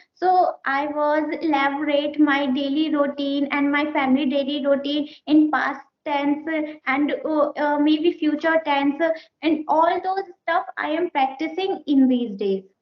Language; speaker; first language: English; non-native, learner; Hindi